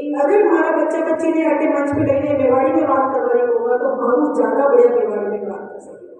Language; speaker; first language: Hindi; non-native, local second language; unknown